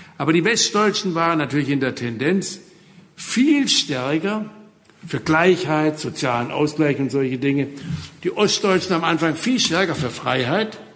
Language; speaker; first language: German; native; German